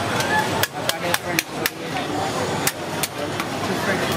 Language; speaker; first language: English; non-native, learner; Khmer